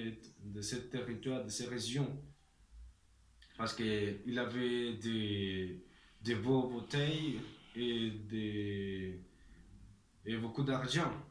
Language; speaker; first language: French; non-native, learner; Spanish